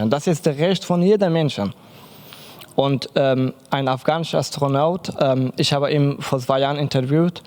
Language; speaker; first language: German; non-native, learner; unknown